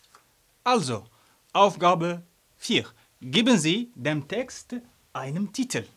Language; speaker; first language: German; non-native, fluent; Arabic